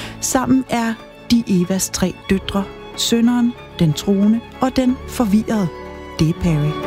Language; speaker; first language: Danish; native; Danish